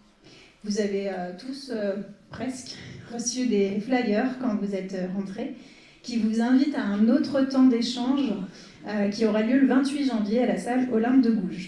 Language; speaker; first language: French; native; French